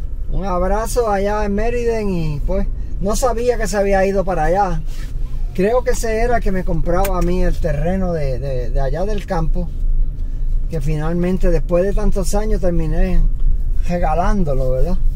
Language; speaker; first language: Spanish; native; Spanish